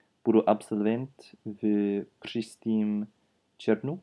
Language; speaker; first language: Czech; non-native, learner; English